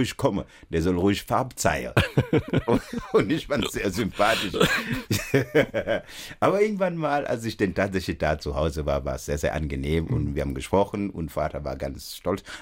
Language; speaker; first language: German; non-native, fluent; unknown